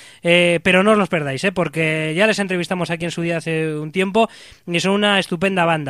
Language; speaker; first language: Spanish; native; Spanish